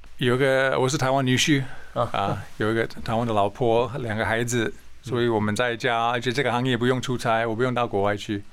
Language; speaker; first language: Chinese; non-native, fluent; English